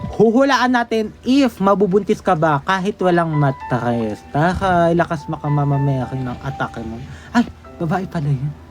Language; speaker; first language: Filipino; native; Filipino